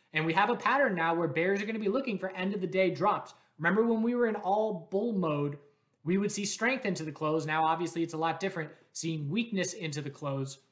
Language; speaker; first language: English; native; English